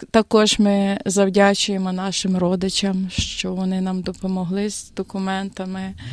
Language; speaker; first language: Ukrainian; native; Ukrainian